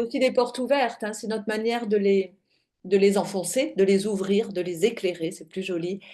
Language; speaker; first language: French; native; French